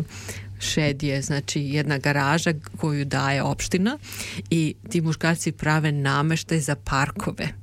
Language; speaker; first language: Serbian; native; Serbian